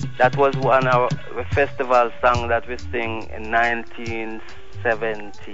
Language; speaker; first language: English; non-native, local second language; Jamaican Creole English